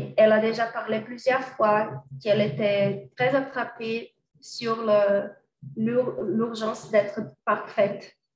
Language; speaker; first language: French; non-native, fluent; Portuguese